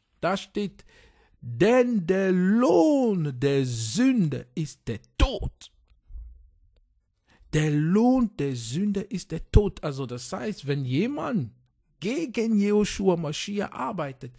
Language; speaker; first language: German; non-native, fluent; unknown